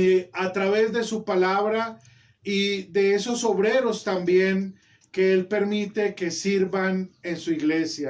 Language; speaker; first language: Spanish; native; Spanish